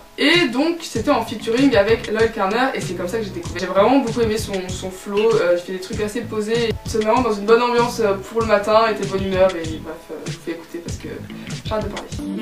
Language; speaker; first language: French; native; French